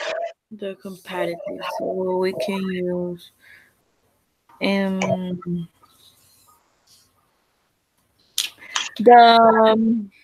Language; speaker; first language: English; non-native, learner; Spanish